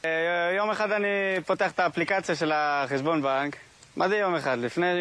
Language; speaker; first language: Hebrew; native; Hebrew